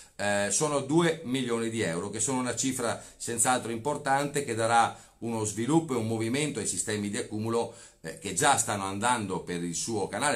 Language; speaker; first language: Italian; native; Italian